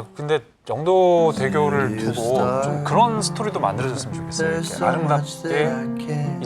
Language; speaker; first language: Korean; native; Korean